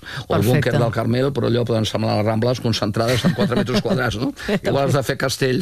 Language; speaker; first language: Catalan; native; Catalan